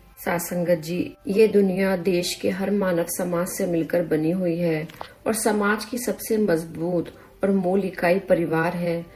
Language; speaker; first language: Hindi; native; Hindi